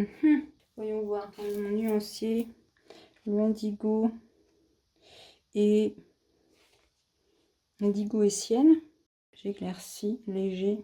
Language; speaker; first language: French; native; French